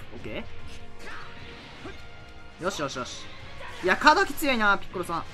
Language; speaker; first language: Japanese; native; Japanese